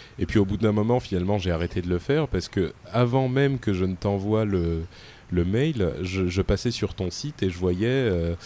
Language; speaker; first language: French; native; French